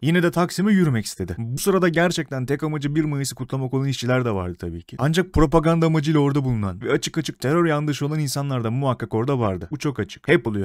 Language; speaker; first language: Turkish; native; Turkish